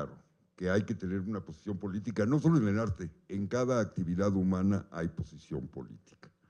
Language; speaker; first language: Spanish; native; Spanish